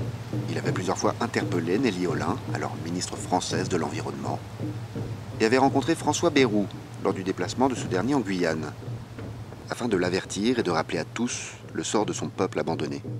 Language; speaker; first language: French; native; French